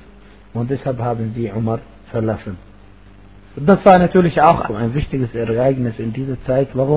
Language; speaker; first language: German; non-native, fluent; Arabic